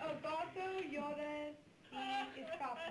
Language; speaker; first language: Spanish; non-native, learner; English